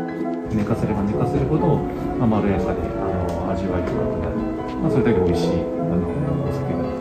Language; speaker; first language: Japanese; native; Japanese